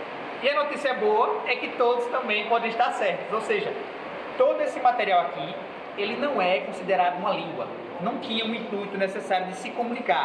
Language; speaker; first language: Portuguese; native; Portuguese